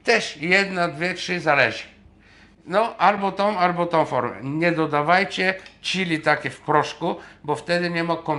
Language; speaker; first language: Polish; non-native, fluent; Bulgarian